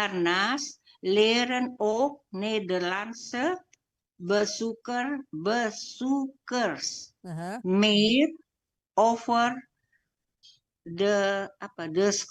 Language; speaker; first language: Dutch; non-native, learner; Indonesian